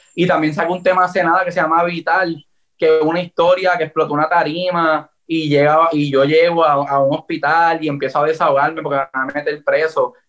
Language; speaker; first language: Spanish; native; Spanish